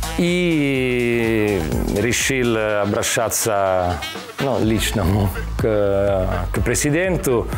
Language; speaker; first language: Russian; non-native, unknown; Italian